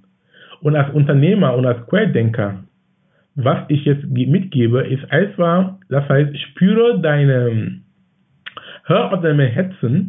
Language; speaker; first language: German; non-native, fluent; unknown